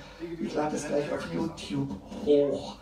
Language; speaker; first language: German; native; German